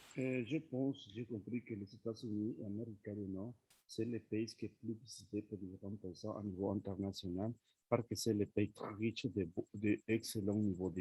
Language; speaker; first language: French; non-native, learner; Spanish